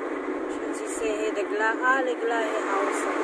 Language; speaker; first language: German; non-native, learner; Filipino